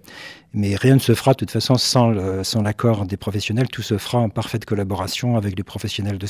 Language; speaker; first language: French; native; French